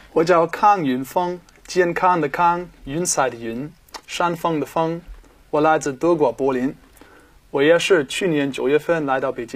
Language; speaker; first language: Chinese; non-native, fluent; German